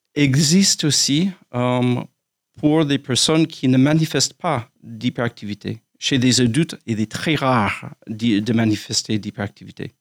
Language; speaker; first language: French; non-native, fluent; English